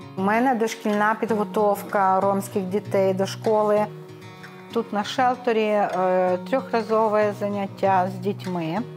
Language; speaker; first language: Ukrainian; non-native, local second language; Romany